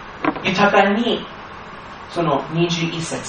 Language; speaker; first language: Japanese; non-native, fluent; English